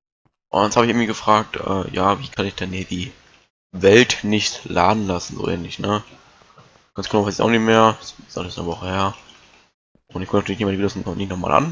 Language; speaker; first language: German; native; German